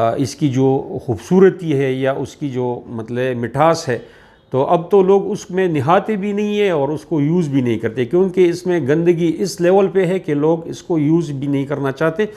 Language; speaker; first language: Urdu; non-native, local second language; Pashto